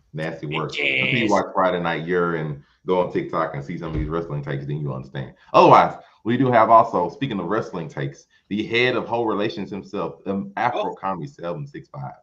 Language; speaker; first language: English; native; English